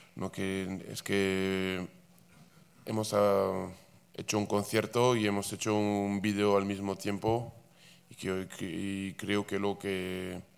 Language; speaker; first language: Spanish; non-native, fluent; Basque